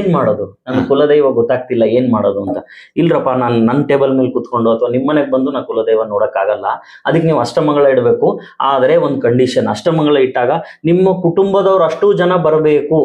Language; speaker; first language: Kannada; native; Kannada